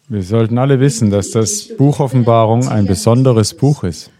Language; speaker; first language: German; non-native, fluent; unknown